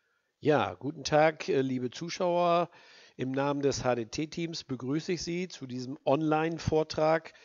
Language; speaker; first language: German; native; German